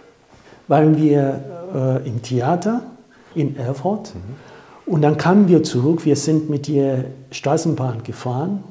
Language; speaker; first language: German; non-native, fluent; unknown